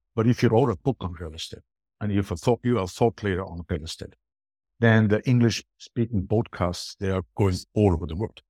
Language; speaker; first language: English; non-native, fluent; German